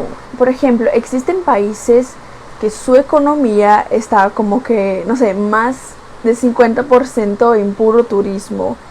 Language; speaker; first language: Spanish; non-native, fluent; Portuguese